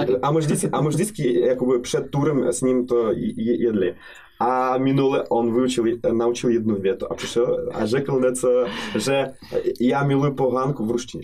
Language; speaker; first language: Czech; non-native, fluent; Russian